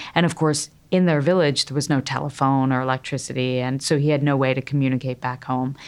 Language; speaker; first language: English; native; English